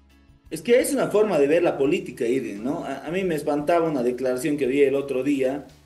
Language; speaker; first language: Spanish; native; Spanish